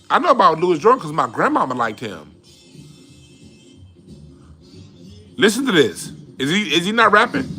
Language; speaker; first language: English; native; English